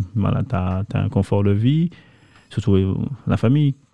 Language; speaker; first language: French; native; French